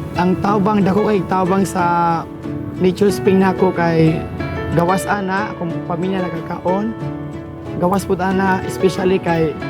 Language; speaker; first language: Cebuano; non-native, local second language; Waray